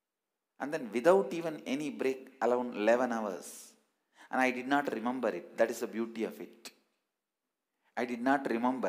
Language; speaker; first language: English; non-native, local second language; Tamil